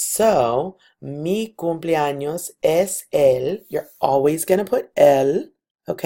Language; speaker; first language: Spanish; non-native, fluent; English